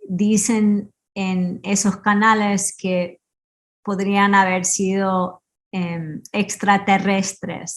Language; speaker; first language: Spanish; early bilingual, heritage; Spanish